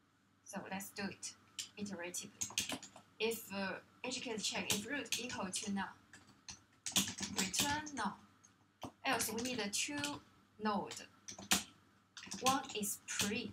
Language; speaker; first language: English; non-native, fluent; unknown